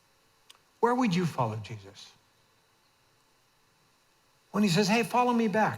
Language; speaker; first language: English; native; English